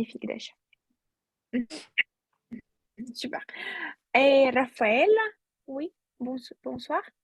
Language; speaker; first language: French; non-native, fluent; Russian